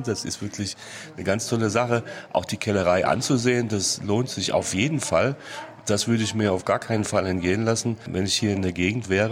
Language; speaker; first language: German; native; German